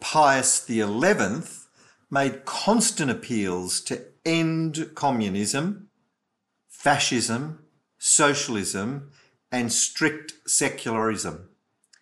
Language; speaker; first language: English; native; English